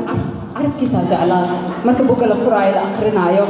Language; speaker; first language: Somali; early bilingual, heritage; Somali